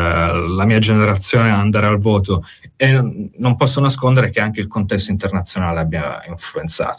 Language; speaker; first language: Italian; native; Italian